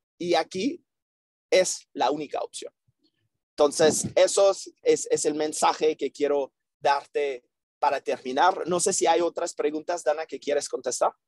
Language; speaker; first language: Spanish; non-native, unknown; French